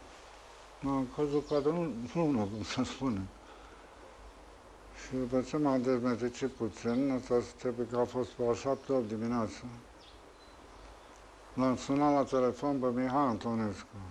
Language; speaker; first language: Romanian; non-native, local second language; English